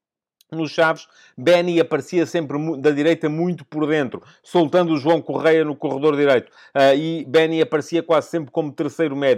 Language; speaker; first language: Portuguese; native; Portuguese